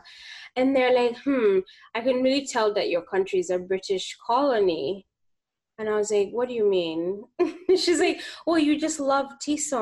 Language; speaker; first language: English; non-native, local second language; Ganda